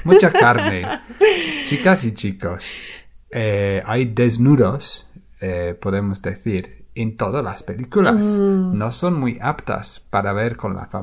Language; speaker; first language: Spanish; non-native, fluent; English